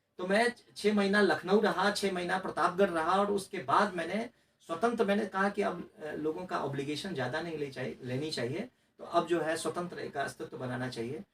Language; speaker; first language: Hindi; non-native, local second language; Maithili